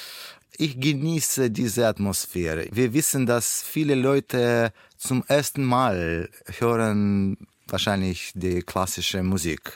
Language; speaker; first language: German; non-native, learner; Russian